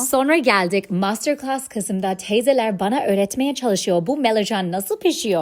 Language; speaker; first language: Turkish; non-native, learner; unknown